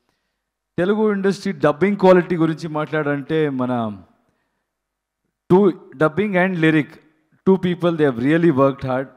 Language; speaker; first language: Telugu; non-native, learner; Kannada